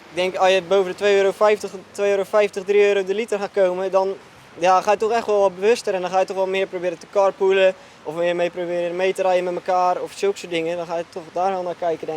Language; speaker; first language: Dutch; native; Dutch